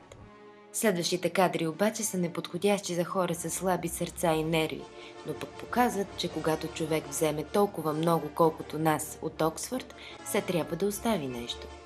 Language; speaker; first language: Bulgarian; native; Bulgarian